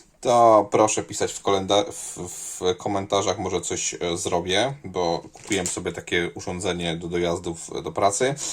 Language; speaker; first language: Polish; native; Polish